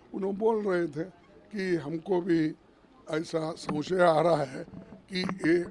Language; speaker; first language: Hindi; non-native, local second language; Kannada